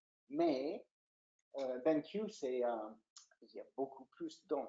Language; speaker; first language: French; non-native, fluent; English